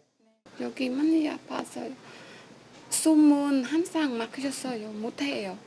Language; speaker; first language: Korean; non-native, learner; Khmer